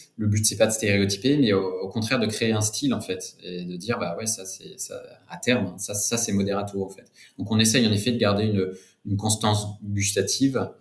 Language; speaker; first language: French; native; French